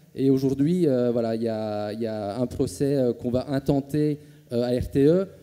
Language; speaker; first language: French; native; French